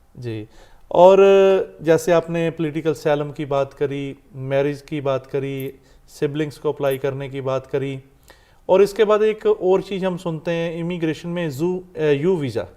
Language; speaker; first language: Hindi; non-native, local second language; Punjabi